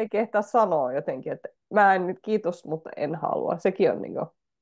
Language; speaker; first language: Finnish; native; Finnish